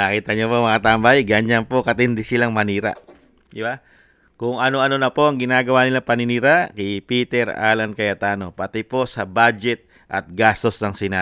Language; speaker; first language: Filipino; native; Filipino